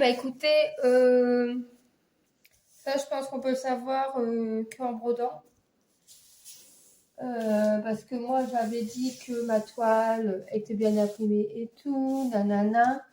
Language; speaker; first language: French; native; French